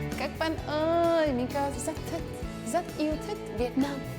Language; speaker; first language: Vietnamese; non-native, learner; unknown